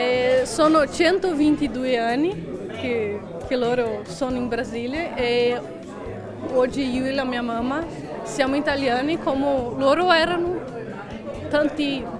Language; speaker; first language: Italian; non-native, fluent; Portuguese